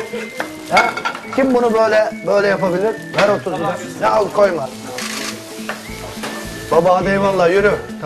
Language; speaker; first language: Turkish; native; Turkish